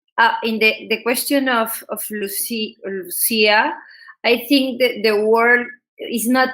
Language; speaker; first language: English; non-native, learner; Spanish